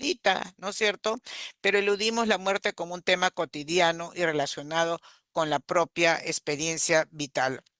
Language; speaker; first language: Spanish; native; Spanish